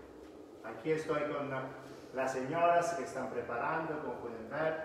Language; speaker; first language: Spanish; non-native, fluent; Italian